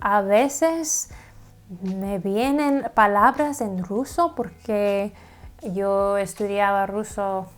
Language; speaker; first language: Spanish; non-native, learner; English